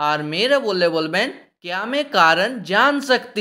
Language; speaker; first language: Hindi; non-native, fluent; Bangla